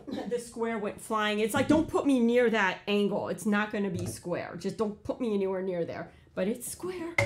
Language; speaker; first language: English; early bilingual, other home language; Portuguese